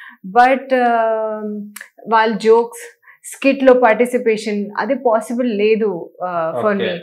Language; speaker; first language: Telugu; non-native, learner; Hindi